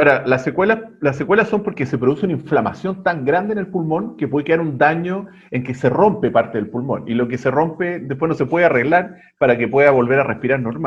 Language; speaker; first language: Spanish; native; Spanish